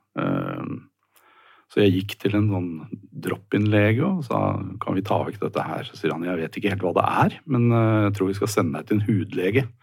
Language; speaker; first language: Norwegian; native; Norwegian